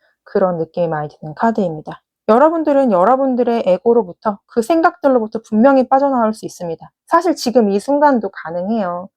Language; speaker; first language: Korean; native; Korean